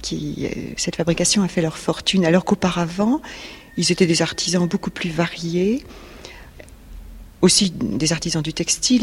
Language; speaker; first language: French; native; French